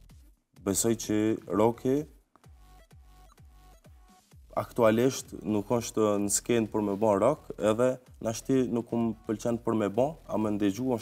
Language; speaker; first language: Albanian; early bilingual, heritage; Albanian